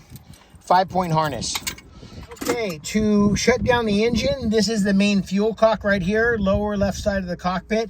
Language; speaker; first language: English; native; English